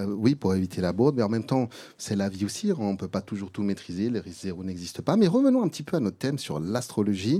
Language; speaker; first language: French; native; French